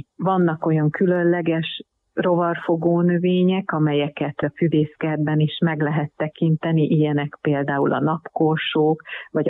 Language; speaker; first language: Hungarian; native; Hungarian